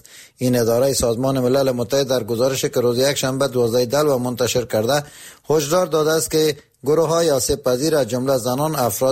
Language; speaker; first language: Persian; native; Persian